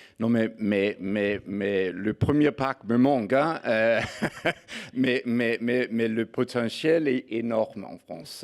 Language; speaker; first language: French; non-native, fluent; Danish